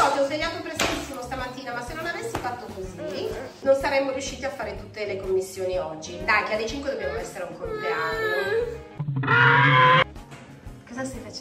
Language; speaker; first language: Italian; native; Italian